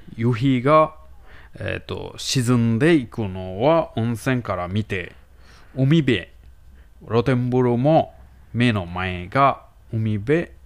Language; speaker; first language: Japanese; non-native, learner; Bangla